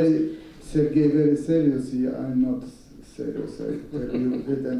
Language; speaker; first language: English; non-native, learner; Russian